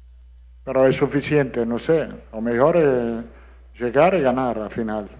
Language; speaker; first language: Portuguese; non-native, learner; Italian